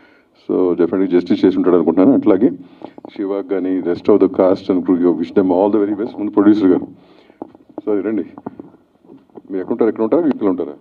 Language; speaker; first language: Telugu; native; Telugu